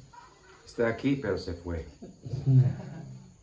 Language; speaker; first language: Spanish; non-native, learner; English